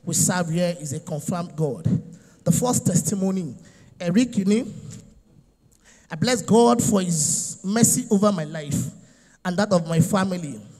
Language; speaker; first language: English; non-native, local second language; Yoruba